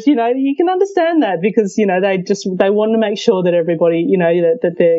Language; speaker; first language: English; early bilingual, other home language; Cantonese